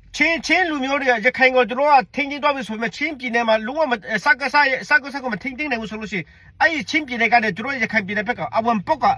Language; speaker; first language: Burmese; non-native, local second language; Hakha Chin